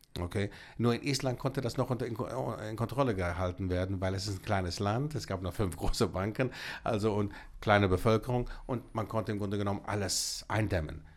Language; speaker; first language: German; early bilingual, other home language; Greek